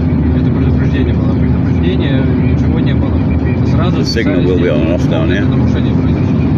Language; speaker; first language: Russian; native; Russian